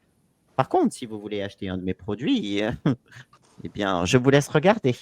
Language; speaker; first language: French; native; French